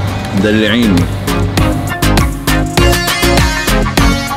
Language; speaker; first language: Arabic; native; Arabic